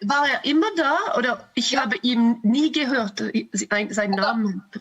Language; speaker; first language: German; non-native, learner; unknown